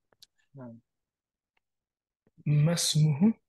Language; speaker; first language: Arabic; non-native, learner; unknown